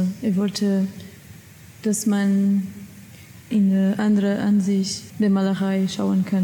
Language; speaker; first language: German; non-native, learner; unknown